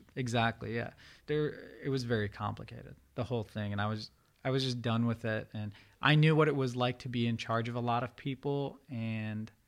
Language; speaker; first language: English; early bilingual, other home language; Persian